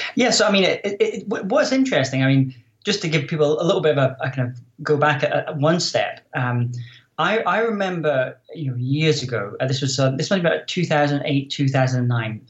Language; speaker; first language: English; native; English